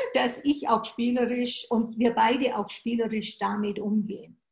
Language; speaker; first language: German; native; German